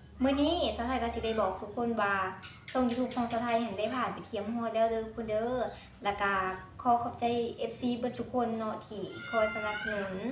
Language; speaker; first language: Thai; non-native, local second language; Lao